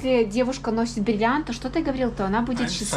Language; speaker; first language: Russian; native; Russian